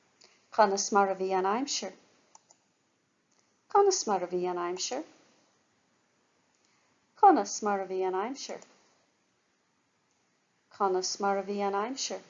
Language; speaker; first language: Irish; non-native, local second language; English